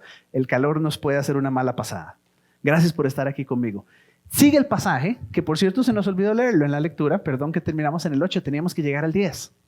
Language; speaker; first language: Spanish; native; Spanish